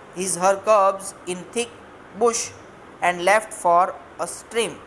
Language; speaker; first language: English; non-native, local second language; Gujarati